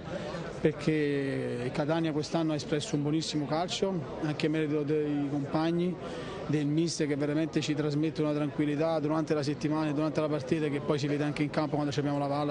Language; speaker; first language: Italian; native; Italian